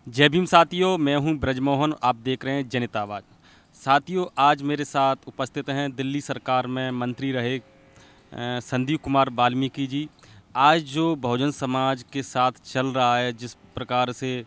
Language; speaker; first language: Hindi; native; Hindi